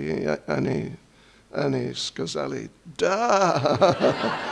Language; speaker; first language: Russian; non-native, learner; English